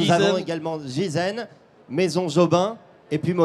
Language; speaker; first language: French; native; French